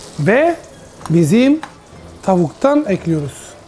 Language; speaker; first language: Turkish; non-native, learner; Italian